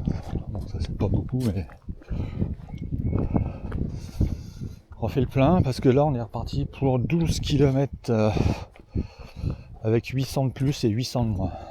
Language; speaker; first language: French; native; French